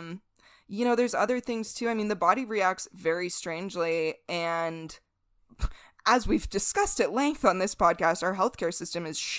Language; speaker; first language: English; native; English